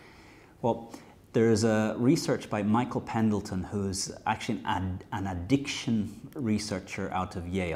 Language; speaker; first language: English; native; English